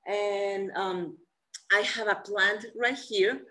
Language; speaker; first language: English; non-native, fluent; Spanish